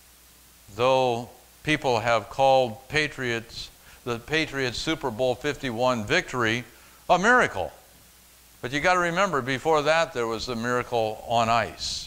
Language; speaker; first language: English; native; English